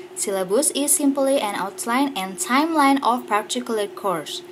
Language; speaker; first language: English; non-native, fluent; Indonesian